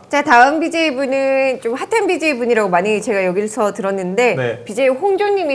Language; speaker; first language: Korean; native; Korean